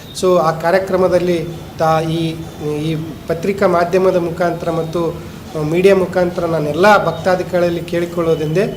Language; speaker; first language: Kannada; native; Kannada